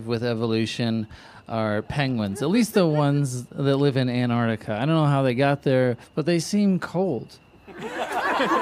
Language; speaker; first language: English; native; English